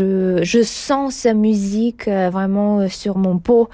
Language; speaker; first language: French; non-native, fluent; Russian